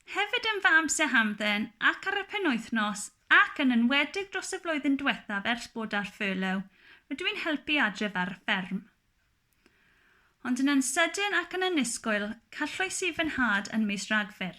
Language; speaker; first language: Welsh; non-native, local second language; English